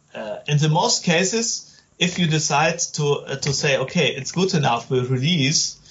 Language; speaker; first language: English; non-native, learner; German